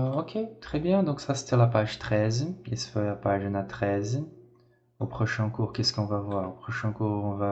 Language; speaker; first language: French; non-native, fluent; Portuguese